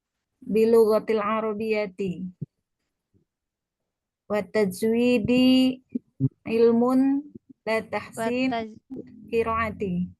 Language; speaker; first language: Arabic; non-native, learner; Indonesian